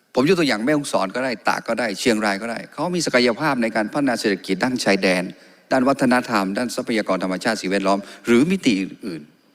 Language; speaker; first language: Thai; non-native, local second language; Karen languages